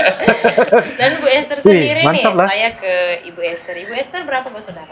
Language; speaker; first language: Indonesian; native; Indonesian